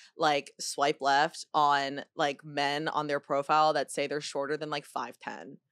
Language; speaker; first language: English; early bilingual, other home language; Chinese